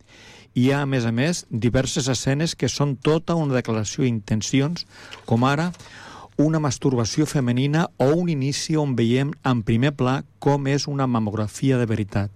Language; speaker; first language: Catalan; native; Catalan